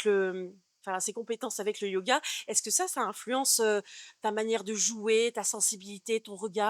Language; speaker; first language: French; native; French